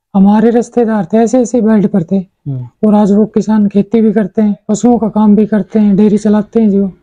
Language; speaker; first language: Hindi; native; Hindi